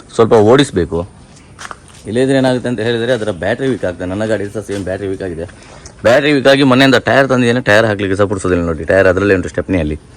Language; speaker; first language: Kannada; native; Kannada